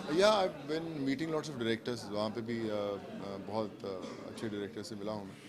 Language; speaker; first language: Hindi; non-native, local second language; Punjabi